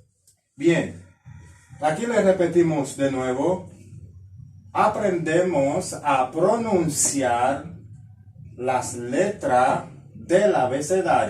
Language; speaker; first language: Spanish; non-native, fluent; Haitian Creole